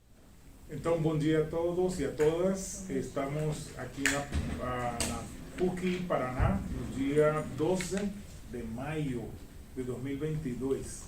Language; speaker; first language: Portuguese; non-native, fluent; Spanish